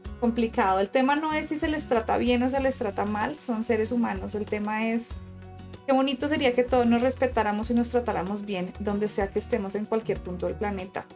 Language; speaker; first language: Spanish; native; Spanish